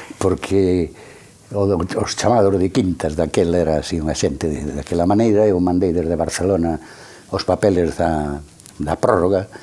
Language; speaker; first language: Galician; native; Galician